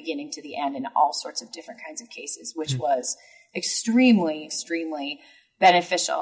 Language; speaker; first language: English; native; English